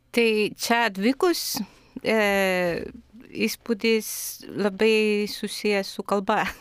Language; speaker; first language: Lithuanian; non-native, fluent; Spanish